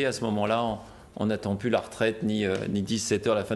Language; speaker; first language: French; native; French